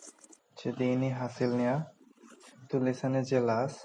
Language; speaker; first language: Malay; non-native, local second language; Bangla